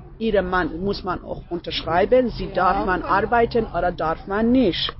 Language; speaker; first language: German; non-native, learner; Persian